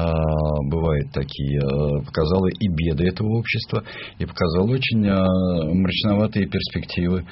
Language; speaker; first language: Russian; native; Russian